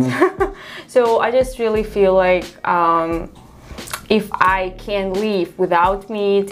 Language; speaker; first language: English; non-native, fluent; Russian